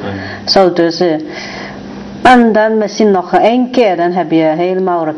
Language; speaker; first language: Dutch; non-native, learner; Chinese